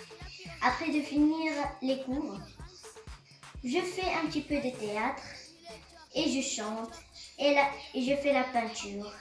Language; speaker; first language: French; non-native, learner; Arabic